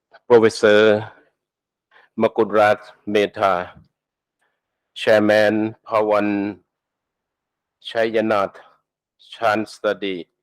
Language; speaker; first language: English; non-native, learner; Thai